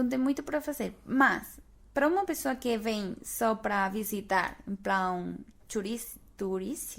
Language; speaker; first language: Portuguese; non-native, fluent; Spanish